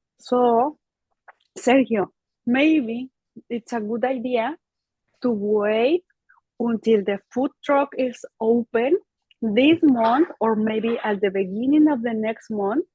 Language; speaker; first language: English; non-native, learner; Spanish